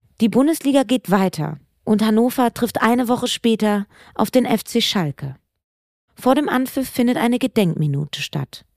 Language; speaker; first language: German; native; German